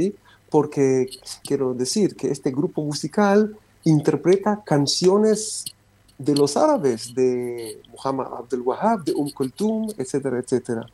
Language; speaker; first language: Spanish; non-native, fluent; Romanian